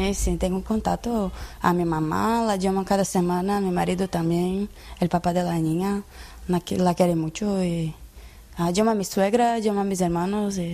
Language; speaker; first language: Spanish; non-native, learner; Portuguese